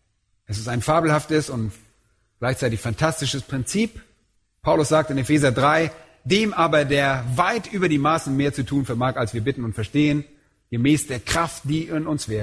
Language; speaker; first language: German; native; German